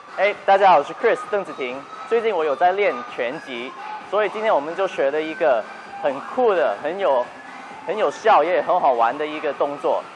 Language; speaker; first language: Chinese; early bilingual, heritage; Chinese